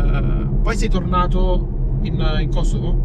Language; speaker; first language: Italian; native; Italian